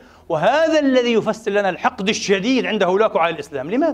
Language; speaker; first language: Arabic; native; Arabic